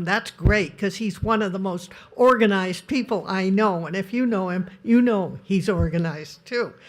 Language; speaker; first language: English; native; English